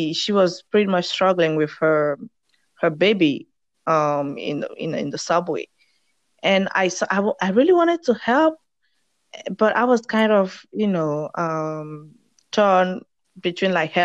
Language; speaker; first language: English; non-native, fluent; French